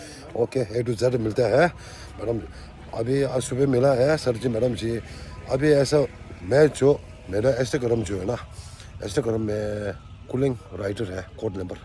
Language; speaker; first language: Hindi; non-native, local second language; Tibetan